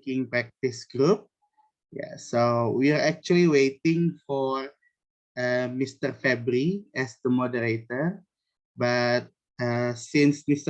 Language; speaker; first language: English; non-native, fluent; Indonesian